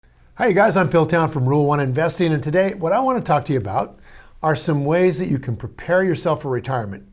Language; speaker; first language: English; native; English